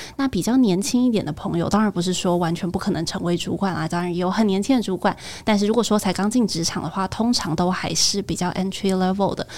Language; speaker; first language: Chinese; native; Chinese